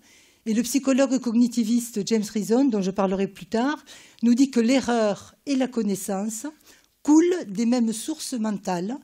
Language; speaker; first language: French; native; French